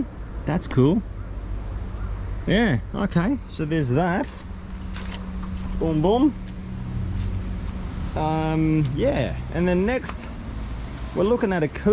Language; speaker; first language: English; native; English